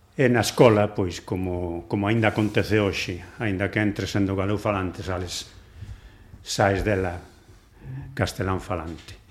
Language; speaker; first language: Galician; non-native, local second language; Spanish